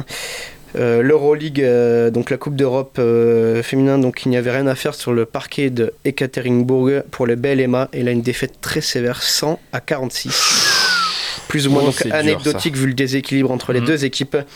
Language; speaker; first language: French; native; French